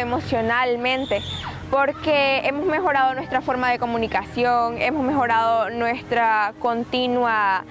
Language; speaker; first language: Spanish; native; Spanish